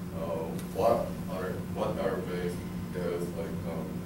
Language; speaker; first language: English; non-native, learner; Korean